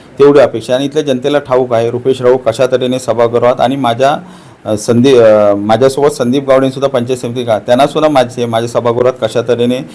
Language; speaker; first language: Marathi; native; Marathi